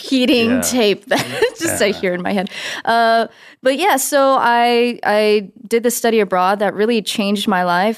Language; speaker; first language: English; native; English